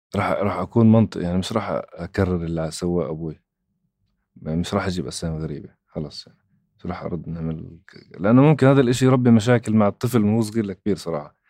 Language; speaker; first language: Arabic; native; Arabic